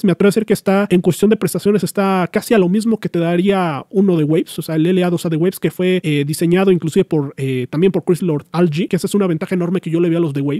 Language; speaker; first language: Spanish; native; Spanish